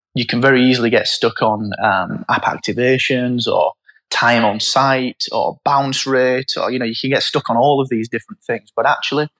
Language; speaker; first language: English; native; English